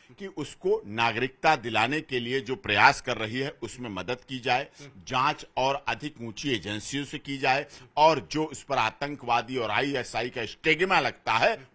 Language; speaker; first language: Hindi; native; Hindi